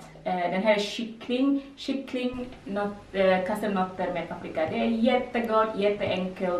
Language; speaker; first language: Swedish; non-native, learner; Indonesian